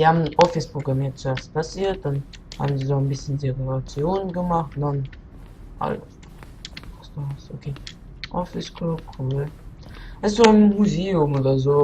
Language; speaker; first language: German; non-native, local second language; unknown